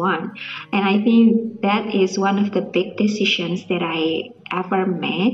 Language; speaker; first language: English; non-native, fluent; Indonesian